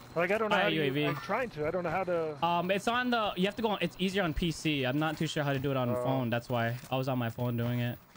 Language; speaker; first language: English; native; English